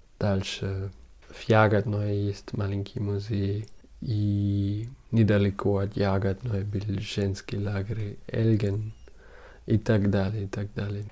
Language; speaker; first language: Russian; non-native, learner; German